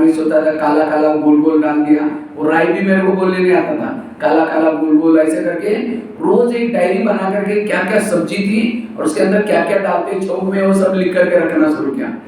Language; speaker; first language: Hindi; non-native, local second language; Marathi